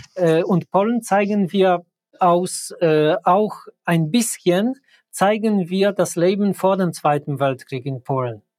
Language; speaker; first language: German; non-native, fluent; Polish